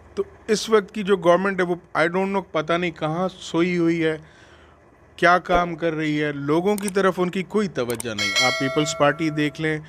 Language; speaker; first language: Urdu; non-native, local second language; Sindhi